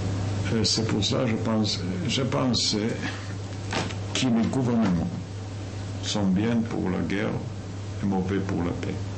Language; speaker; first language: French; non-native, fluent; Yiddish